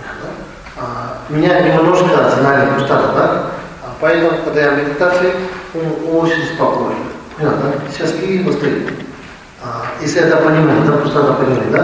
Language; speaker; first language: Russian; non-native, learner; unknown